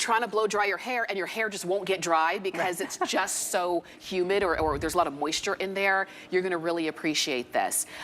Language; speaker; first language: English; native; English